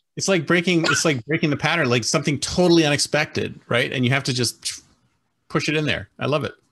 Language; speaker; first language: English; native; English